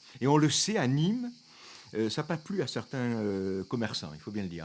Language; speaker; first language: French; native; French